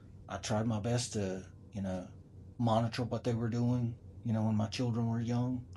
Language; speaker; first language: English; native; English